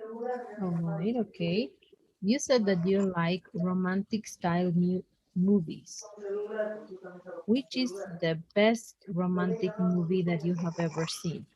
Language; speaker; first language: English; non-native, fluent; Spanish